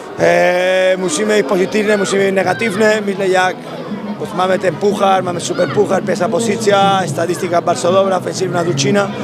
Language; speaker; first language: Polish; non-native, learner; Spanish